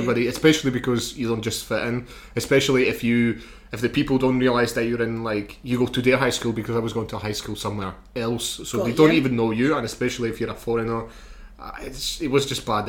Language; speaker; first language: English; early bilingual, other home language; Slovak